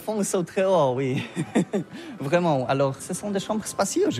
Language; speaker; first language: French; non-native, learner; Polish